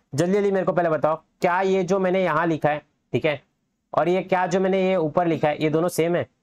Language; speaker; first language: Hindi; native; Hindi